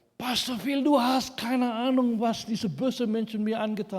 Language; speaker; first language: German; non-native, fluent; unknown